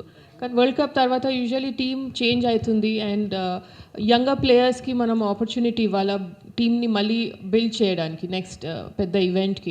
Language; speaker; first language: Telugu; non-native, local second language; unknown